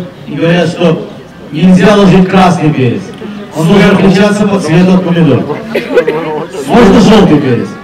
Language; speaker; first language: Russian; native; Russian